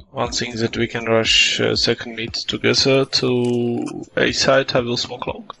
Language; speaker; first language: English; non-native, learner; Russian